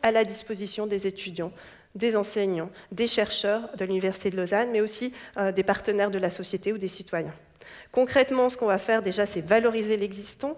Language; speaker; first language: French; native; French